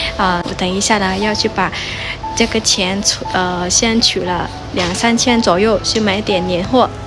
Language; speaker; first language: Chinese; non-native, fluent; Lao